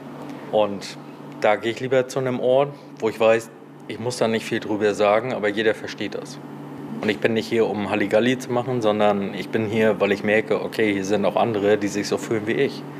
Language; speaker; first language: German; native; German